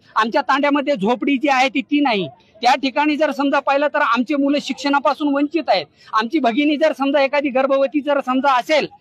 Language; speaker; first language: Marathi; non-native, local second language; Lambadi